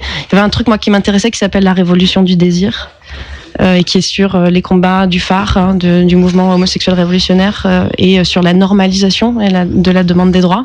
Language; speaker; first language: French; native; French